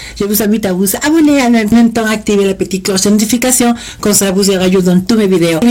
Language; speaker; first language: French; non-native, fluent; Spanish